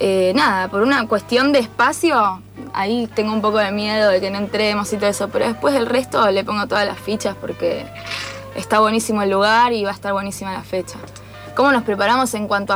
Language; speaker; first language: Spanish; native; Spanish